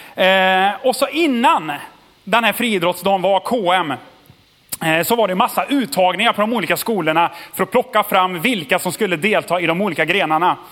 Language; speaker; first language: Swedish; native; Swedish